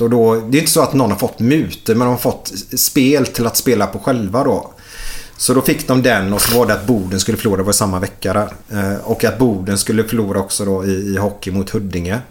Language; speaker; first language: Swedish; native; Swedish